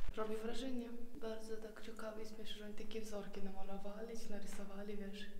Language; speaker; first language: Polish; non-native, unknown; Uzbek